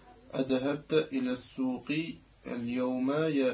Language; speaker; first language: Arabic; non-native, learner; French